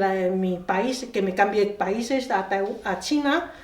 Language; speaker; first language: Spanish; non-native, learner; Chinese